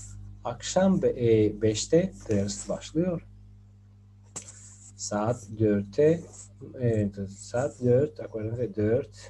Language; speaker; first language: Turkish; non-native, fluent; Spanish